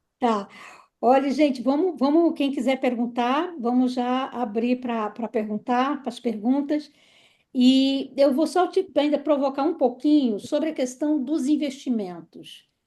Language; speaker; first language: Portuguese; native; Portuguese